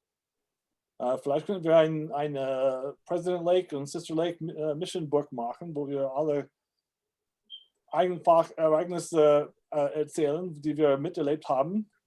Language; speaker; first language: German; non-native, learner; English